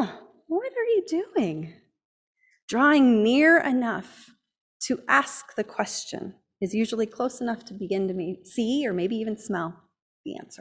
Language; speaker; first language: English; native; English